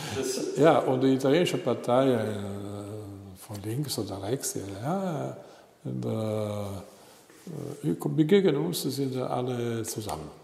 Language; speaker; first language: German; non-native, learner; Italian